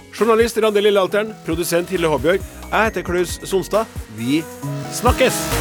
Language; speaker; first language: Norwegian; native; Norwegian